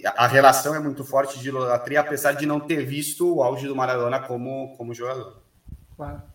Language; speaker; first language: Portuguese; native; Portuguese